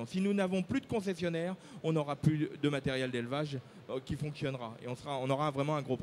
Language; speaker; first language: French; native; French